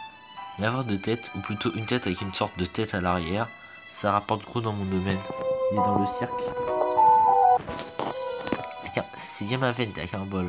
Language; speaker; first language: French; native; French